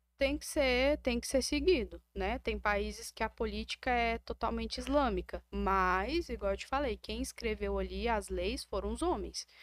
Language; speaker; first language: Portuguese; native; Portuguese